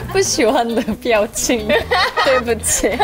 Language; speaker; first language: Chinese; non-native, fluent; Korean